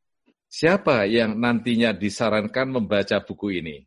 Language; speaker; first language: Indonesian; native; Indonesian